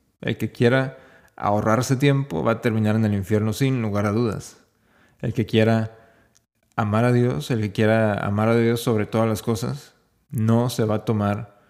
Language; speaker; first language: Spanish; native; Spanish